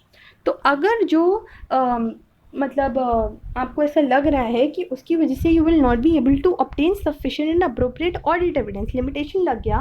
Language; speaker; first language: Hindi; native; Hindi